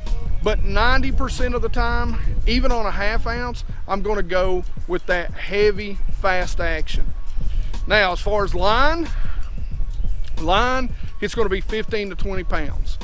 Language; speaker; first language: English; native; English